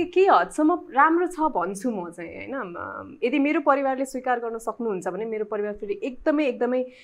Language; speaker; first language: Nepali; native; Nepali